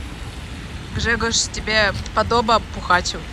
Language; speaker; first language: Polish; non-native, learner; Russian